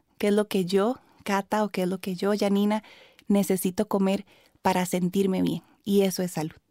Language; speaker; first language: Spanish; native; Spanish